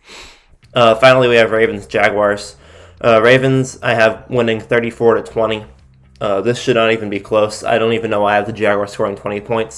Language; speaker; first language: English; native; English